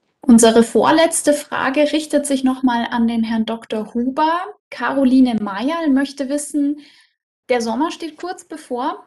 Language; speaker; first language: German; native; German